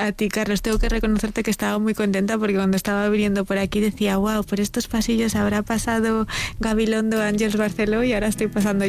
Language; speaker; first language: Spanish; native; Spanish